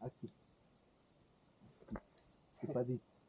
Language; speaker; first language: Spanish; native; Spanish